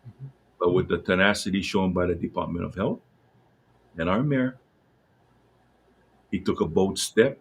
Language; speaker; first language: English; native; English